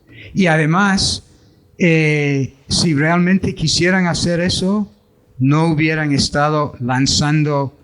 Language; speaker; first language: Spanish; non-native, fluent; English